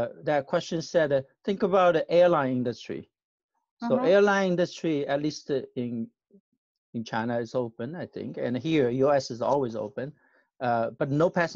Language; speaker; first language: English; non-native, fluent; Chinese